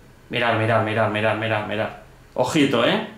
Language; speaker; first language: Spanish; native; Spanish